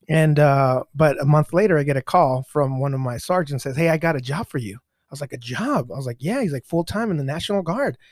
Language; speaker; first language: English; early bilingual, other home language; Spanish